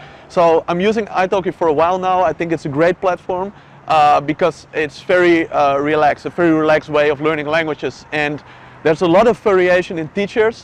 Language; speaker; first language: English; non-native, fluent; Dutch